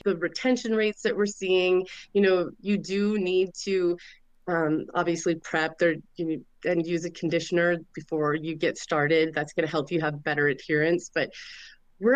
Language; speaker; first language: English; native; English